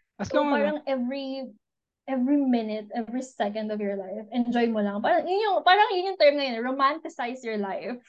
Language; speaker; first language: Filipino; native; Filipino